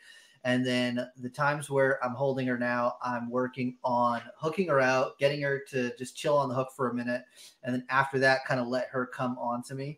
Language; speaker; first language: English; native; English